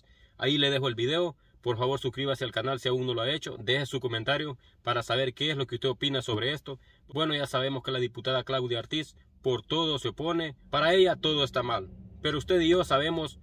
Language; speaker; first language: Spanish; native; Spanish